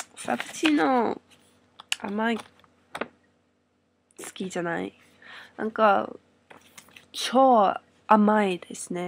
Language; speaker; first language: Japanese; non-native, learner; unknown